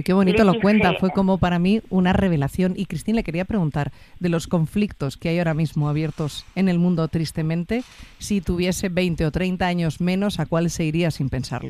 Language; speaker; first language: Spanish; native; Spanish